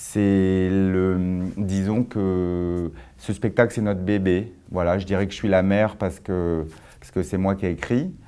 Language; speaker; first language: French; native; French